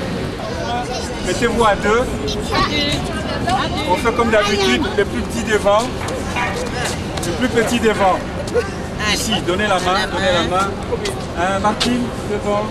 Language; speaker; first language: French; native; French